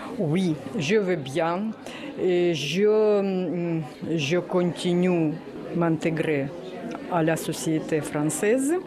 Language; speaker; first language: French; non-native, learner; Russian